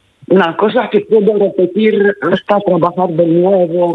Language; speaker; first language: Spanish; non-native, learner; Romanian